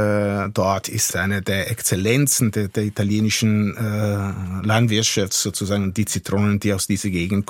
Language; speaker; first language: German; non-native, fluent; Italian